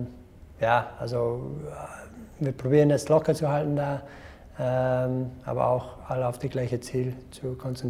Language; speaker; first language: German; non-native, fluent; English